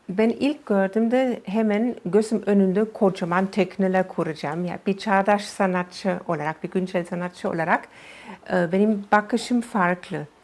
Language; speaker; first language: Turkish; non-native, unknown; German